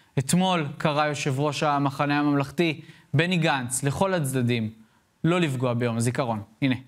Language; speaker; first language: Hebrew; native; Hebrew